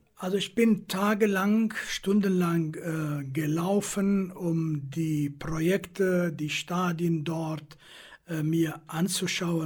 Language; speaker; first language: German; non-native, fluent; Kurdish